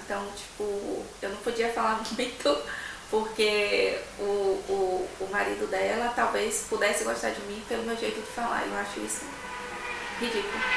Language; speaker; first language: Portuguese; native; Portuguese